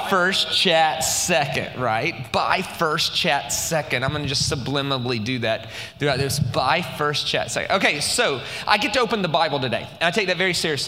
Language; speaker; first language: English; native; English